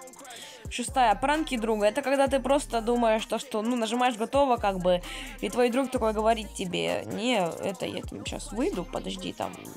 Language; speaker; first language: Russian; native; Russian